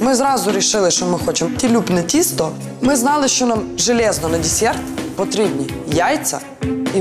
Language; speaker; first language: Russian; non-native, local second language; Ukrainian